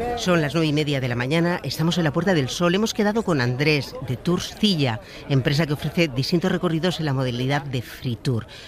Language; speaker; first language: Spanish; native; Spanish